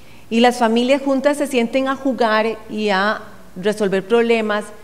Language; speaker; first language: Spanish; native; Spanish